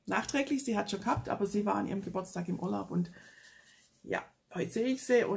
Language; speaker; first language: German; native; German